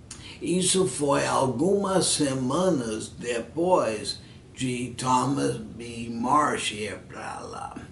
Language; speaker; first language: Portuguese; non-native, fluent; English